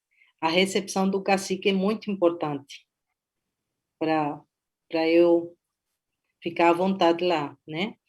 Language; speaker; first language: Portuguese; non-native, fluent; Spanish